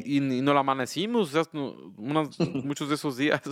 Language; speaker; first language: Spanish; early bilingual, heritage; Spanish